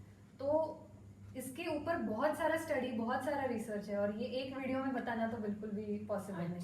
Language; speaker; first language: Hindi; non-native, local second language; Marathi